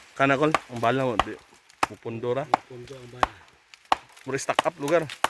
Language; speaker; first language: Filipino; native; Filipino